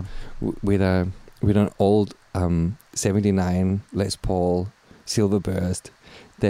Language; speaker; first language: English; non-native, fluent; German